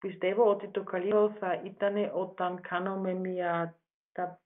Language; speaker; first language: Greek; non-native, learner; German